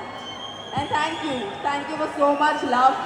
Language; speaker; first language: Tamil; non-native, fluent; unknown